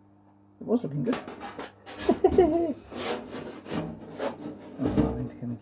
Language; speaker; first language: English; native; English